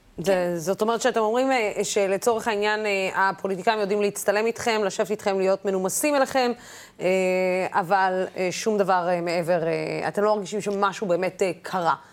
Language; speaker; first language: Hebrew; non-native, local second language; Arabic